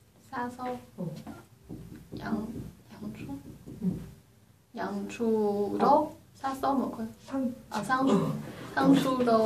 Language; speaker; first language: Korean; non-native, learner; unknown